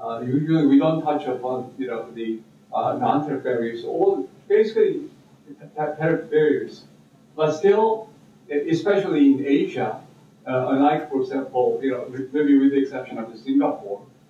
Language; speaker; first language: English; non-native, fluent; Korean